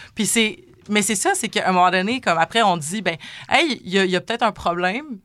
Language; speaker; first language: French; native; French